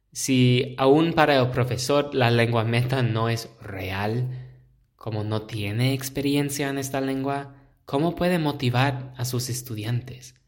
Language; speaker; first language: Spanish; non-native, fluent; English